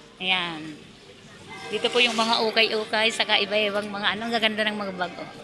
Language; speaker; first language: Filipino; non-native, local second language; Iloko